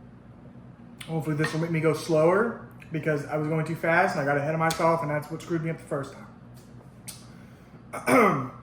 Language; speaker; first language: English; native; English